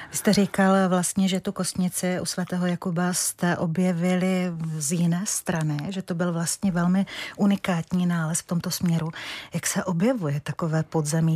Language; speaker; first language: Czech; native; Czech